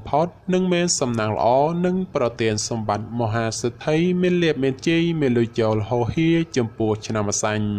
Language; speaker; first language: Khmer; native; Khmer